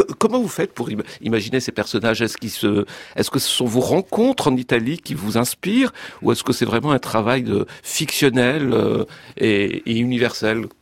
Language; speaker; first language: French; native; French